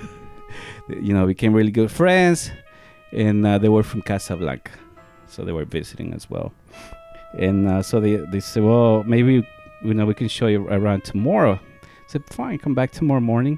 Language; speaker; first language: English; non-native, fluent; Spanish